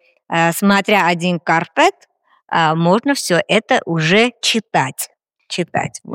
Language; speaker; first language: Russian; non-native, fluent; Armenian